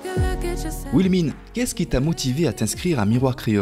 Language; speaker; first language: French; native; French